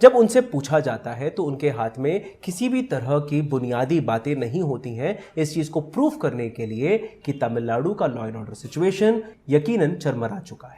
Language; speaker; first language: Hindi; native; Hindi